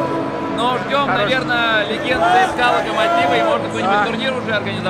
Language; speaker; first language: Russian; native; Russian